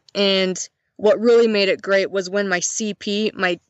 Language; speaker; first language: English; native; English